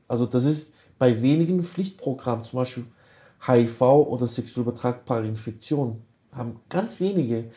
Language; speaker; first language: German; early bilingual, other home language; Kurdish